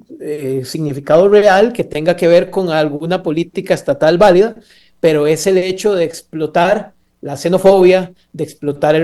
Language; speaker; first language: Spanish; native; Spanish